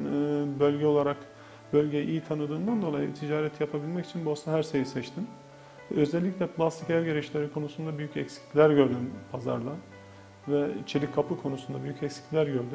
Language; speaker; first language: Turkish; native; Turkish